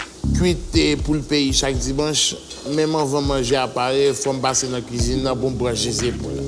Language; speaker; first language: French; non-native, local second language; Haitian Creole